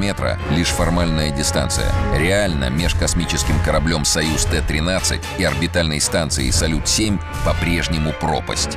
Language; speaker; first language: Russian; native; Russian